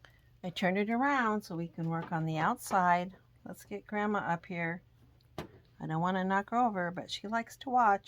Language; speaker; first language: English; native; English